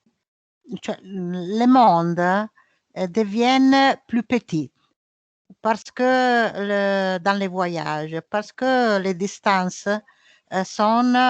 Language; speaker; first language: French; non-native, learner; Italian